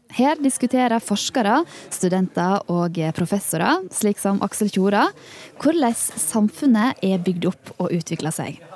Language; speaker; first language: Norwegian; native; Norwegian